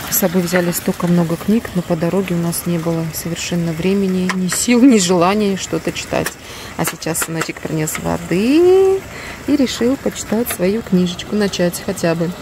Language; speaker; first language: Russian; native; Russian